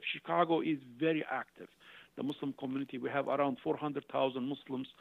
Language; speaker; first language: English; non-native, fluent; Turkish